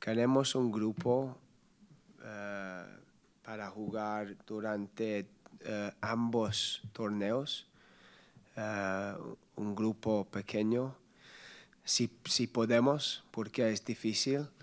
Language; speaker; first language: Spanish; non-native, learner; English